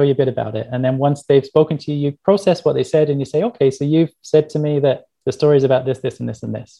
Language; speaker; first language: English; native; English